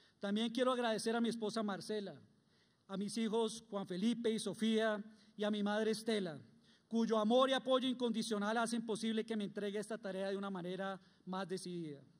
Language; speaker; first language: Spanish; native; Spanish